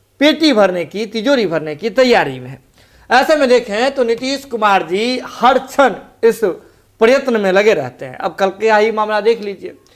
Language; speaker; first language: Hindi; native; Hindi